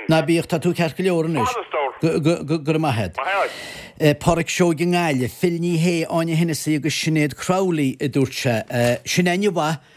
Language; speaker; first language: Irish; native; Irish